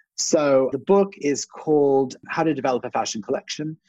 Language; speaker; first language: English; native; English